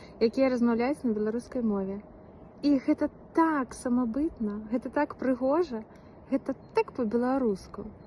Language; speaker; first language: Belarusian; non-native, local second language; Russian